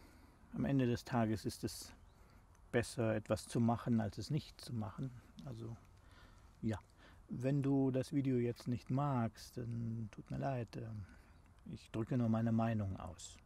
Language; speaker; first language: German; non-native, fluent; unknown